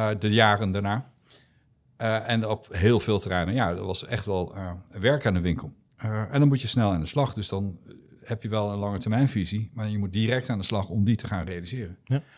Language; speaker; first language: Dutch; native; Dutch